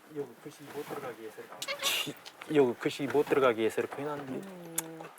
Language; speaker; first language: Korean; native; Korean